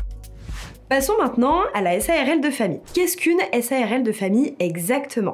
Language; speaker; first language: French; native; French